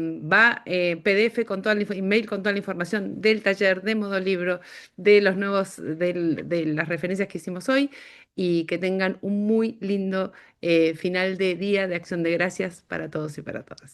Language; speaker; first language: Spanish; native; Spanish